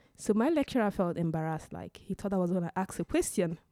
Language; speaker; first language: English; non-native, local second language; Igbo